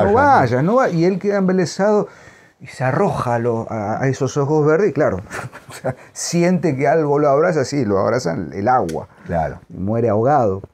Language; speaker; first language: Spanish; native; Spanish